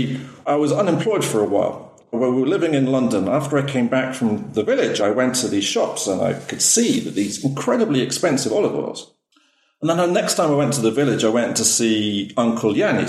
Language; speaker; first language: English; native; English